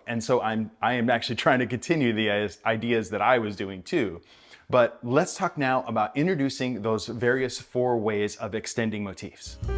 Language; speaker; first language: English; native; English